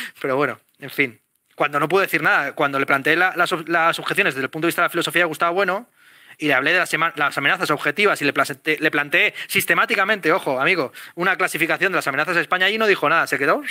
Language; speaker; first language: Spanish; native; Spanish